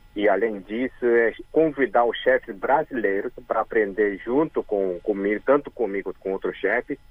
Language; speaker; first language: Portuguese; early bilingual, other home language; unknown